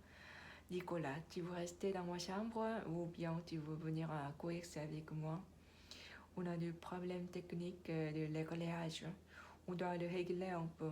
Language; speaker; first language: French; non-native, learner; Korean